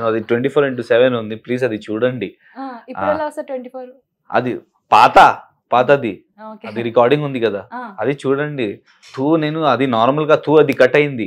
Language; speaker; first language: Telugu; non-native, local second language; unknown